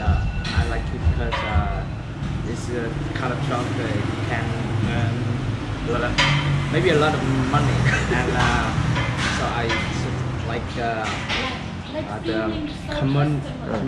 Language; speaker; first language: English; non-native, learner; Vietnamese